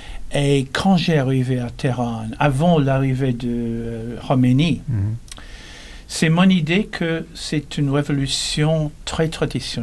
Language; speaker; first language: French; non-native, learner; English